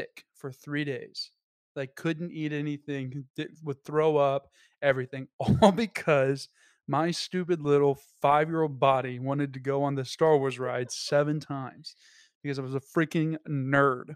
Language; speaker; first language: English; native; English